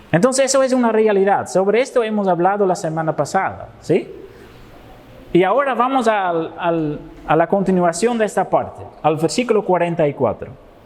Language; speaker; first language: Spanish; non-native, fluent; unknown